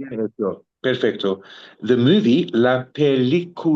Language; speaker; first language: Spanish; non-native, learner; English